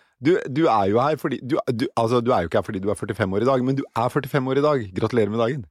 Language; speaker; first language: Norwegian; native; Norwegian